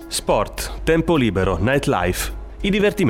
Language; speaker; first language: Italian; native; Italian